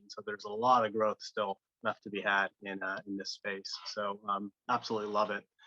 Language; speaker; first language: English; native; English